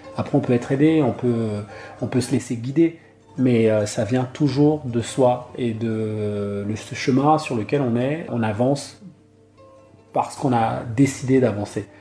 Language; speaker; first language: French; non-native, local second language; Duala